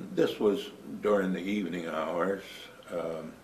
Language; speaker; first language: English; native; English